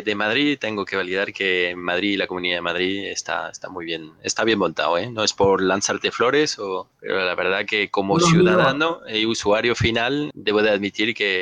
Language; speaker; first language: Spanish; non-native, fluent; French